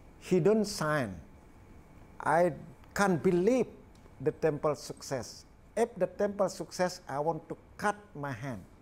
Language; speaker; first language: English; non-native, learner; Balinese